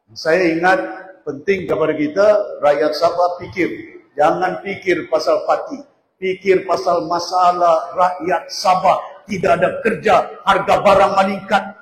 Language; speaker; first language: Malay; native; Malay